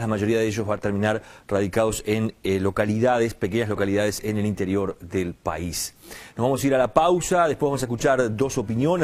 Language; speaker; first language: Spanish; native; Spanish